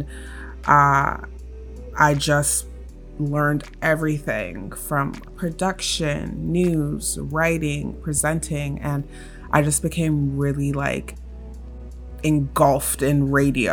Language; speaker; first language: English; native; English